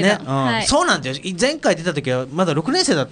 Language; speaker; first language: Japanese; native; Japanese